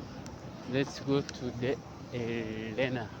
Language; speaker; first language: English; non-native, learner; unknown